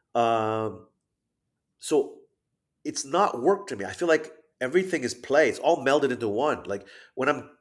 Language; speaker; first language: English; early bilingual, other home language; Thai